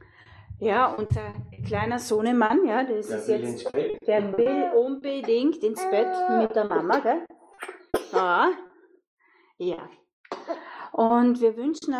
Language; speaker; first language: German; native; German